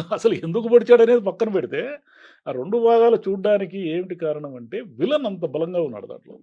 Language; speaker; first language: Telugu; native; Telugu